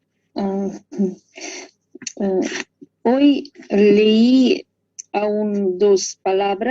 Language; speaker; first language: Spanish; non-native, learner; Russian